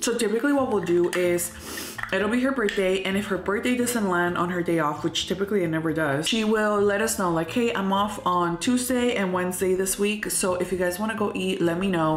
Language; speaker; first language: English; early bilingual, other home language; Spanish